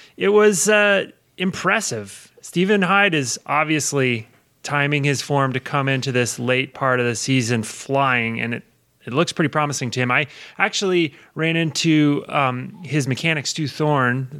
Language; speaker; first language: English; native; English